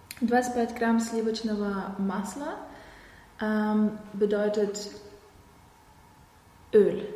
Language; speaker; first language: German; non-native, fluent; Russian